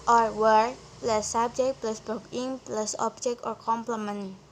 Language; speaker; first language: English; non-native, learner; Indonesian